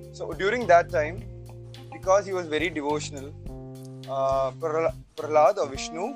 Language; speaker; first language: English; non-native, local second language; Malayalam